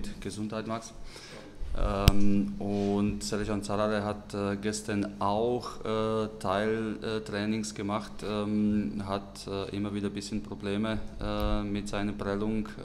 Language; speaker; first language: German; non-native, fluent; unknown